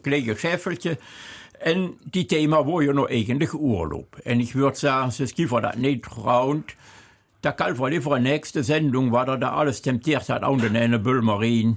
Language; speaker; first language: German; native; German